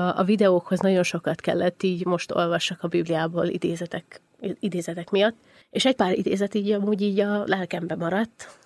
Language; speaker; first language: Hungarian; native; Hungarian